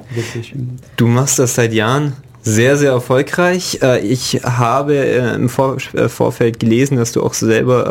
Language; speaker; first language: German; native; German